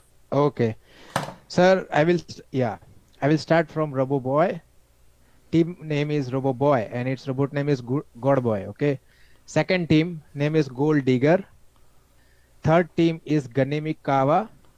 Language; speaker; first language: English; non-native, local second language; Gujarati